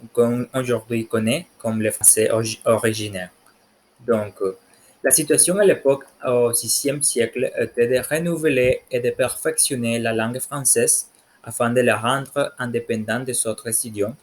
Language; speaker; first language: French; non-native, learner; Spanish